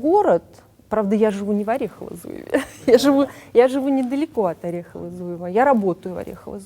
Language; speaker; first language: Russian; native; Russian